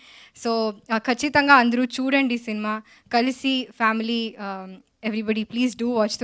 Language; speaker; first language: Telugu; non-native, learner; Kannada